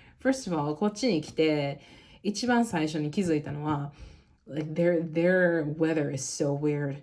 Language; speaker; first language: Japanese; non-native, local second language; English